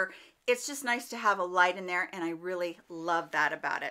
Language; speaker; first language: English; native; English